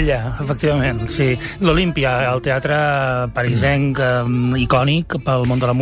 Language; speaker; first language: Catalan; native; Catalan